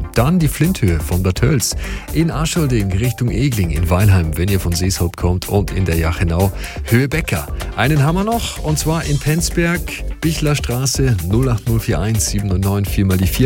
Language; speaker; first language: German; native; German